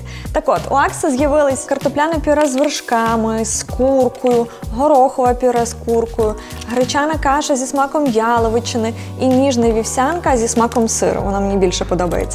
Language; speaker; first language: Ukrainian; native; Ukrainian